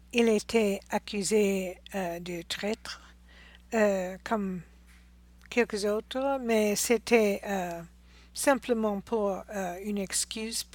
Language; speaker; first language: French; non-native, learner; English